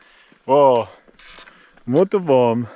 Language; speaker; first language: Portuguese; non-native, learner; French